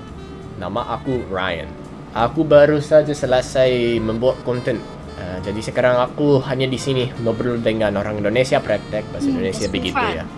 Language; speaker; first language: Indonesian; non-native, fluent; English